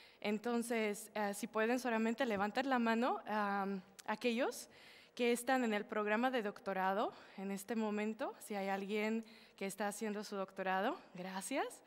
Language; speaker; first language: Spanish; non-native, fluent; Slovak